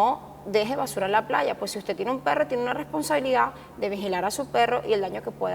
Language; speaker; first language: Spanish; native; Spanish